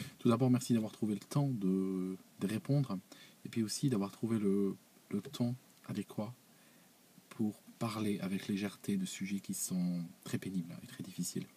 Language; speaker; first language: French; non-native, local second language; Arabic